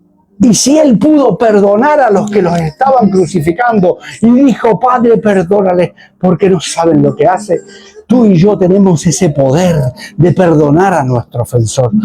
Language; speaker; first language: Spanish; native; Spanish